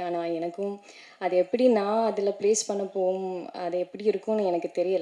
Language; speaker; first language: Tamil; non-native, learner; Malayalam